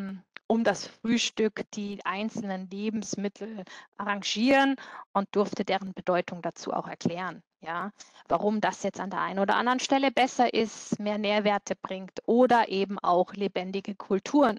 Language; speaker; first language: German; native; German